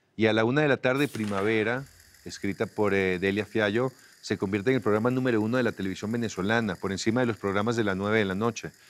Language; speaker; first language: Spanish; native; Spanish